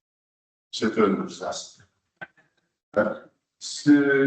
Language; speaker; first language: French; non-native, local second language; Dutch